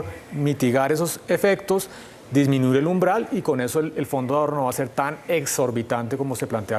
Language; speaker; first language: Spanish; native; Spanish